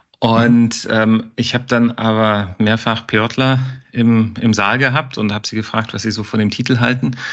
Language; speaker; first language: German; native; German